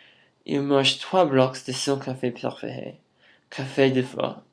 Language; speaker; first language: French; non-native, learner; English